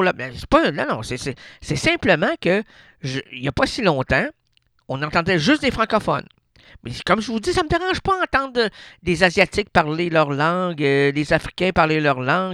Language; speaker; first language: French; native; French